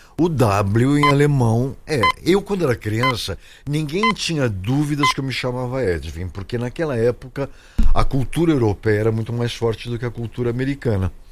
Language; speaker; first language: Portuguese; native; Portuguese